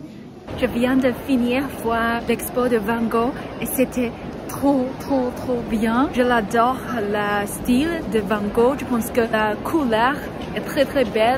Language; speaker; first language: French; non-native, learner; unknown